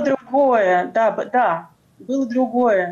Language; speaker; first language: Russian; native; Russian